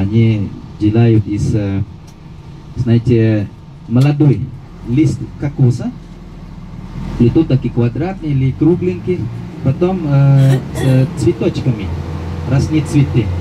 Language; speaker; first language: Russian; non-native, fluent; Balinese